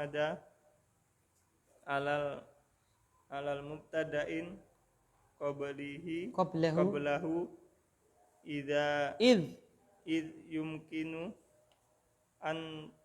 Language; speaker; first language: Arabic; non-native, learner; Indonesian